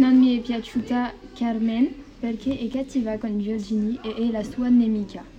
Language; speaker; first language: Italian; non-native, learner; French